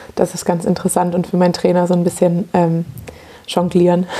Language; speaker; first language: German; native; German